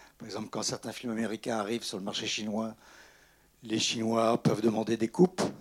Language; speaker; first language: French; native; French